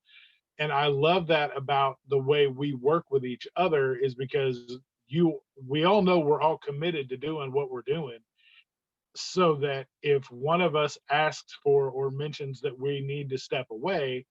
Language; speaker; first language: English; native; English